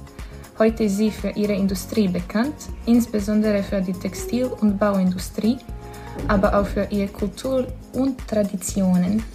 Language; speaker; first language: German; non-native, learner; Bosnian